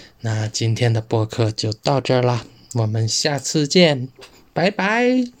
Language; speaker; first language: Chinese; native; Chinese